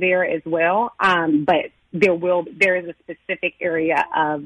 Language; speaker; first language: English; native; English